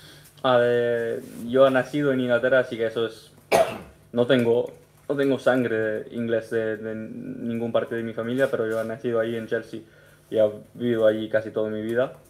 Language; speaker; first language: Spanish; early bilingual, heritage; English